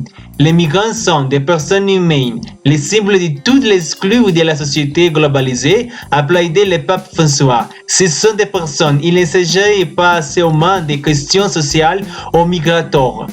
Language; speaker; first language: French; non-native, learner; Spanish